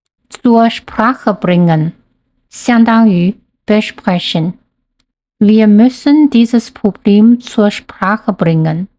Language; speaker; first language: German; non-native, fluent; Chinese